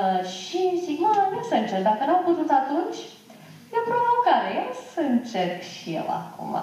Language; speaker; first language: Romanian; native; Romanian